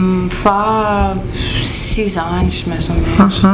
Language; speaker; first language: Catalan; non-native, learner; Russian